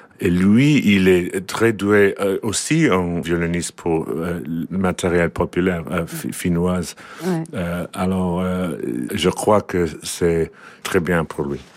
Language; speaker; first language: French; non-native, learner; English